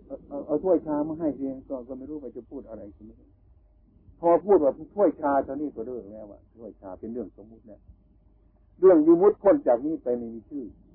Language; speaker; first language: Thai; native; Thai